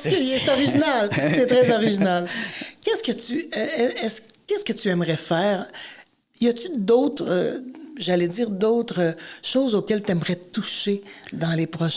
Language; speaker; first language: French; native; French